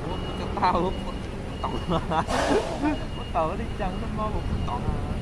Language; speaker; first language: Chinese; non-native, learner; Javanese